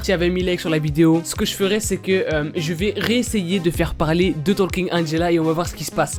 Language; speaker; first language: French; native; French